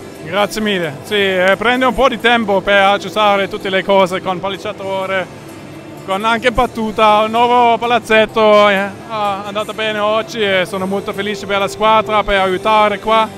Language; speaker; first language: Italian; non-native, learner; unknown